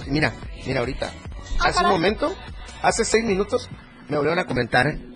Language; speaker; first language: Spanish; native; Spanish